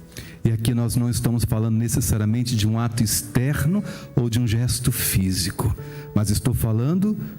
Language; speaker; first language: Portuguese; native; Portuguese